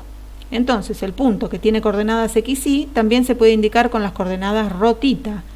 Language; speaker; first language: Spanish; native; Spanish